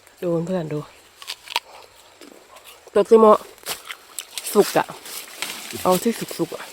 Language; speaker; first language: Japanese; non-native, learner; Thai